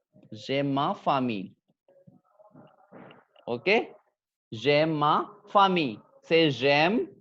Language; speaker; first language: French; non-native, fluent; Hindi